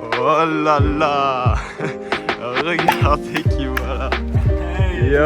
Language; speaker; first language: French; native; French